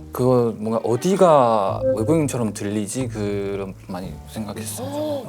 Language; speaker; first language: Korean; non-native, fluent; Chinese